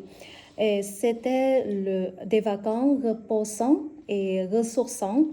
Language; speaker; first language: French; non-native, learner; Vietnamese